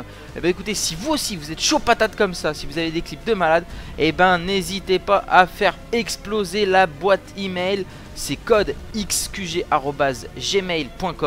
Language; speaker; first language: French; native; French